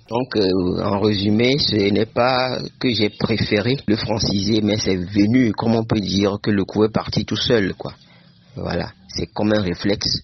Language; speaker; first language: French; non-native, local second language; Ewe